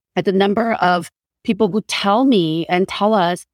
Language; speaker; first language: English; non-native, fluent; Korean